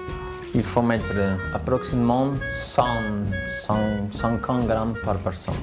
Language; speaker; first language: French; non-native, fluent; Spanish